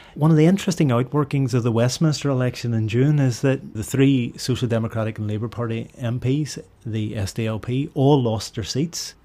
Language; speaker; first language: English; native; English